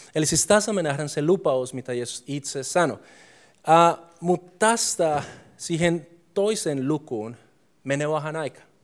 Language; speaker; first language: Finnish; non-native, fluent; Spanish